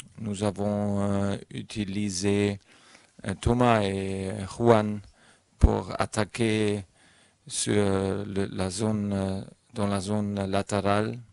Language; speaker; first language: French; non-native, learner; German